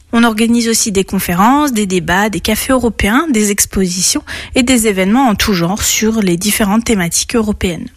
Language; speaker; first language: French; native; French